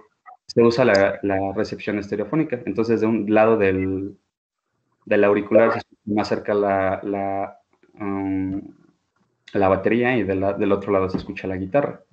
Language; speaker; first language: Spanish; native; Spanish